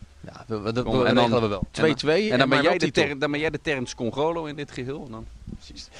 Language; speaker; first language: Dutch; native; Dutch